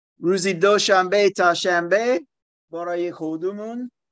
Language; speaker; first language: Persian; non-native, learner; German